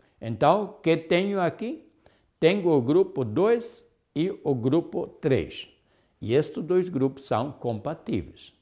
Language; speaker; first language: Portuguese; non-native, fluent; Spanish